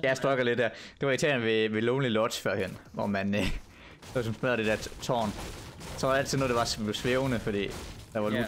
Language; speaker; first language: Danish; native; Danish